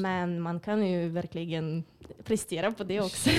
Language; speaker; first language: Swedish; non-native, fluent; Russian